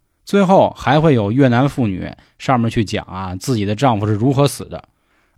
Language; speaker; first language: Chinese; native; Chinese